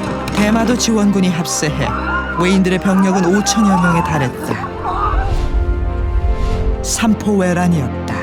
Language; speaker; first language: Korean; native; Korean